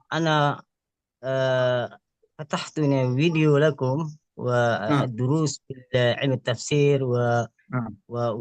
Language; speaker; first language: Arabic; non-native, fluent; Indonesian